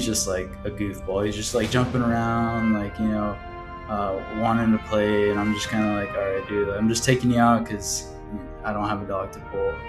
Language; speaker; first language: English; early bilingual, other home language; Spanish